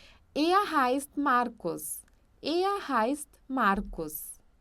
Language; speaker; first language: German; non-native, fluent; Portuguese